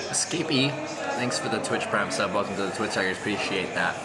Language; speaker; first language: English; native; English